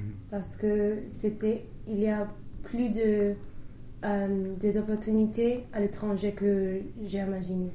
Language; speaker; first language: French; non-native, fluent; English